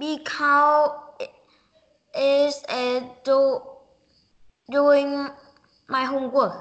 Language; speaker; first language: English; non-native, learner; Vietnamese